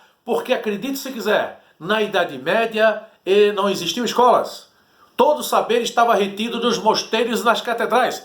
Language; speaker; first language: Portuguese; native; Portuguese